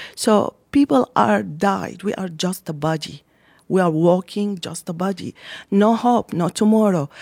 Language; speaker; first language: English; non-native, fluent; Arabic